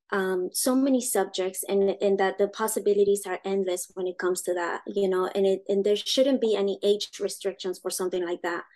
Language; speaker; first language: English; early bilingual, other home language; Spanish